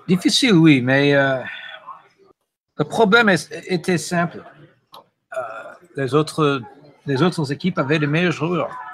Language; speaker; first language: French; non-native, fluent; English